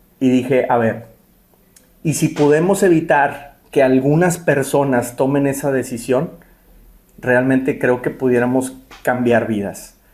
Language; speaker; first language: Spanish; native; Spanish